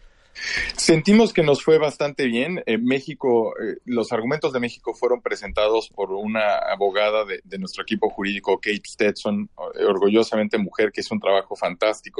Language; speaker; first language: Spanish; native; Spanish